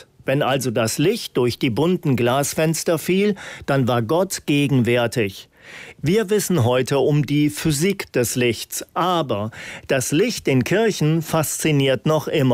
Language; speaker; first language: German; native; German